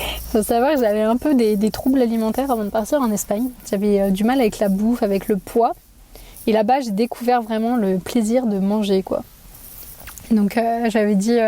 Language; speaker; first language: French; native; French